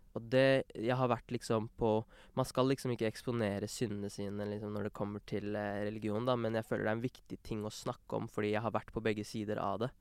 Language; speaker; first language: Norwegian; early bilingual, other home language; Urdu